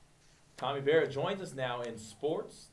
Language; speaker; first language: English; native; English